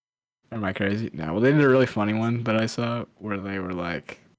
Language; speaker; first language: English; native; English